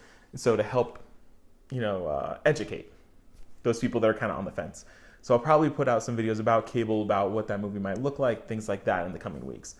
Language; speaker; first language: English; native; English